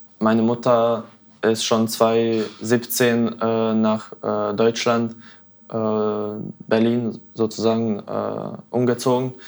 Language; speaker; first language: German; non-native, fluent; Bosnian